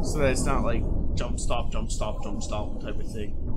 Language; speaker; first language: English; early bilingual, other home language; French